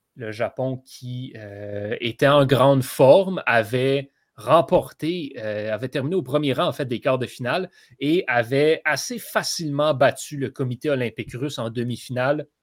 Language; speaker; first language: French; native; French